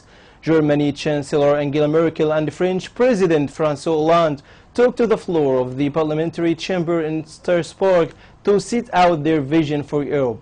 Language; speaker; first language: English; non-native, local second language; Arabic